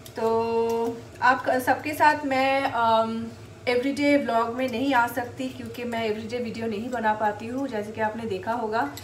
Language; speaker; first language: Hindi; non-native, local second language; Bangla